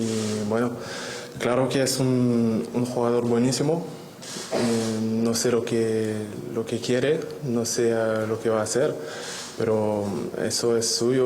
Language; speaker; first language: Spanish; non-native, fluent; French